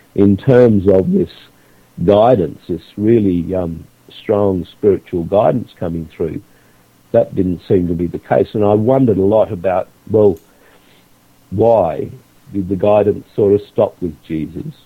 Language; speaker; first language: English; native; English